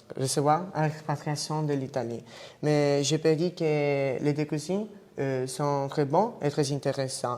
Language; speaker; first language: French; non-native, learner; Italian